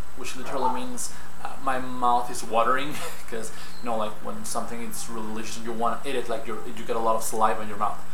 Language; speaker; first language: English; non-native, fluent; Spanish